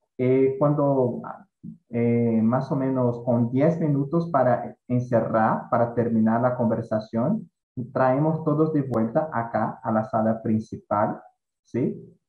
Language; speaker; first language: Spanish; non-native, fluent; Portuguese